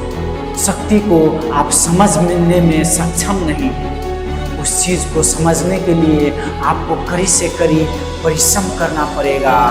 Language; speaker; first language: Hindi; non-native, local second language; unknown